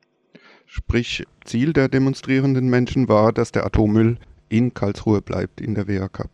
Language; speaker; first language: German; native; German